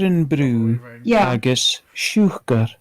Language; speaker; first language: Irish; non-native, learner; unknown